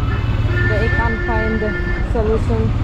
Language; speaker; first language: English; non-native, learner; Russian